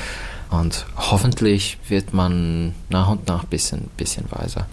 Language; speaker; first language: German; non-native, fluent; Finnish